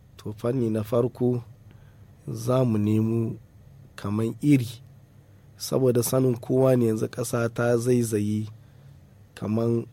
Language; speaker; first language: Hausa; native; Hausa